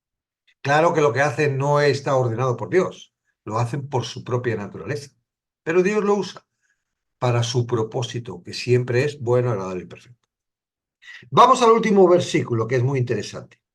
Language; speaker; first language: Spanish; native; Spanish